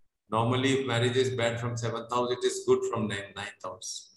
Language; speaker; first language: English; non-native, local second language; Hindi